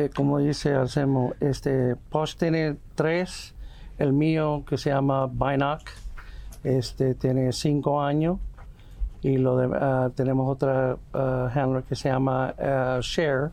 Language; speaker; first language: Spanish; early bilingual, heritage; Spanish